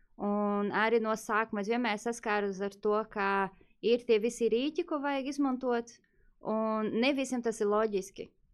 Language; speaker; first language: Latvian; non-native, fluent; Portuguese